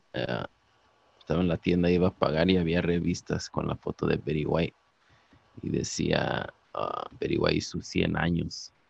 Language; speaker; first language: Spanish; early bilingual, heritage; Spanish